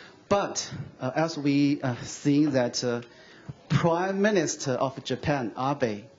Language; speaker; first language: English; non-native, fluent; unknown